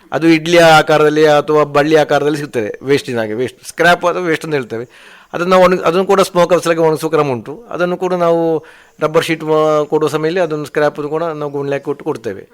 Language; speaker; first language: Kannada; native; Kannada